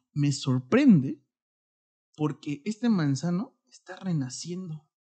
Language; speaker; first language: Spanish; native; Spanish